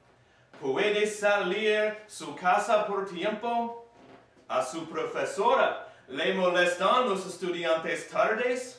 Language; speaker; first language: Spanish; non-native, learner; English